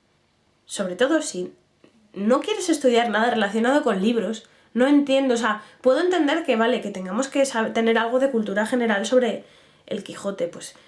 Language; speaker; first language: Spanish; native; Spanish